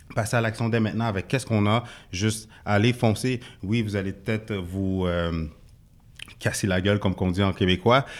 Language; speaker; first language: French; native; French